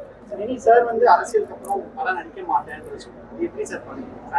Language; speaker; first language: Tamil; native; Tamil